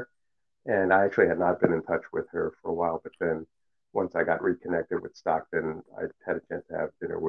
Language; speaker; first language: English; early bilingual, other home language; Cantonese